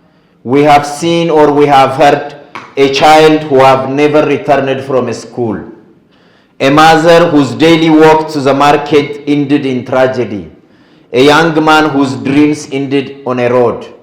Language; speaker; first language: English; non-native, fluent; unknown